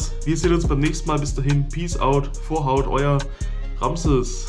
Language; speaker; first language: German; native; German